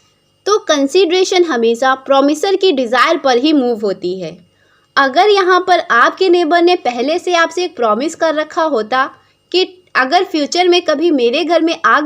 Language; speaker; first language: Hindi; native; Hindi